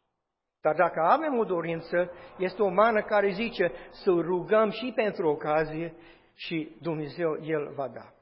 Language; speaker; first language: Romanian; non-native, fluent; English